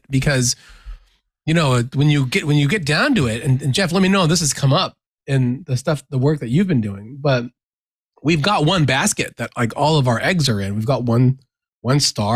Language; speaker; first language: English; native; English